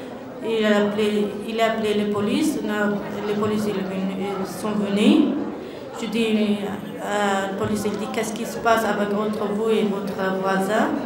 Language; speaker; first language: French; non-native, learner; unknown